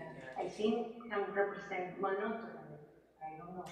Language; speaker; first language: English; non-native, learner; Spanish